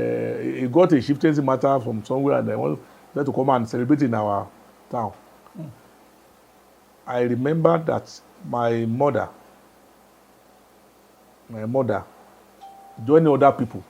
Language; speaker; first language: English; non-native, local second language; Yoruba